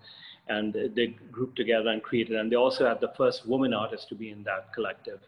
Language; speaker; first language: English; non-native, local second language; Bangla